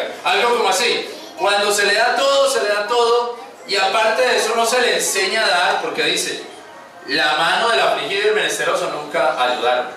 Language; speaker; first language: Spanish; native; Spanish